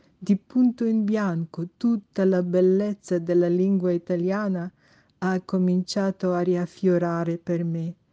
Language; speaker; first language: Italian; non-native, fluent; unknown